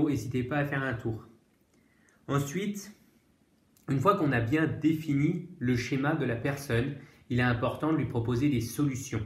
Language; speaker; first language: French; native; French